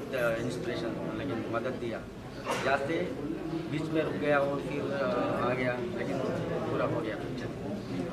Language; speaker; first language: Hindi; non-native, local second language; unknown